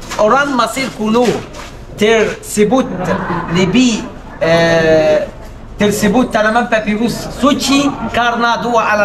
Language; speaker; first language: Indonesian; non-native, learner; Arabic